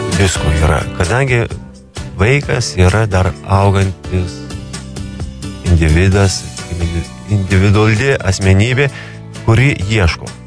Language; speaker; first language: Lithuanian; native; Lithuanian